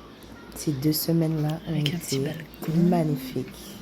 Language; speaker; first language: French; native; French